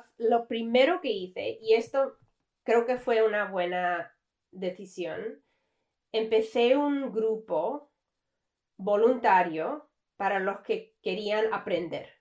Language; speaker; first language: Spanish; early bilingual, heritage; English